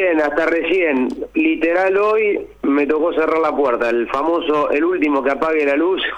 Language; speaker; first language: Spanish; native; Spanish